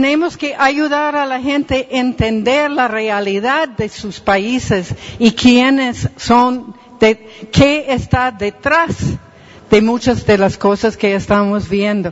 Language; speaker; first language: Spanish; non-native, fluent; English